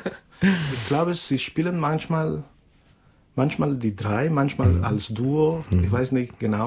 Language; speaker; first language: German; non-native, fluent; Spanish